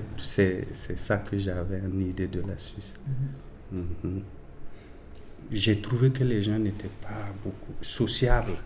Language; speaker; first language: French; non-native, fluent; Arabic